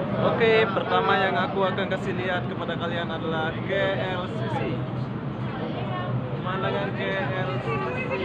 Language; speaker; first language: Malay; non-native, local second language; Indonesian